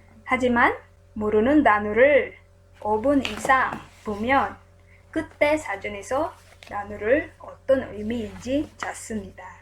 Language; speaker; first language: Korean; non-native, learner; Filipino